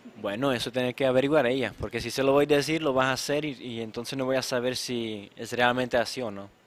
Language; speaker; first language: Spanish; non-native, fluent; Czech